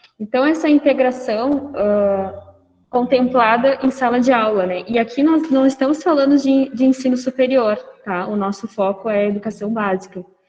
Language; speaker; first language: Portuguese; native; Portuguese